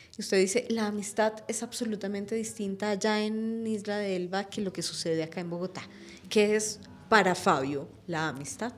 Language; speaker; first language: Spanish; native; Spanish